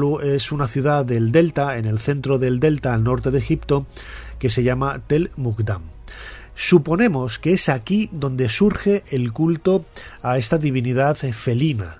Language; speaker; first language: Spanish; native; Spanish